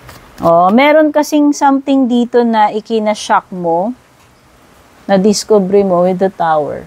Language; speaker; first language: Filipino; native; Filipino